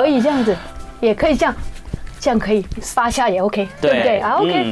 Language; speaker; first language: Chinese; native; Chinese